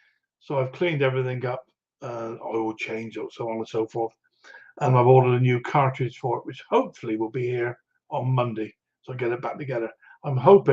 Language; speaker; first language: English; native; English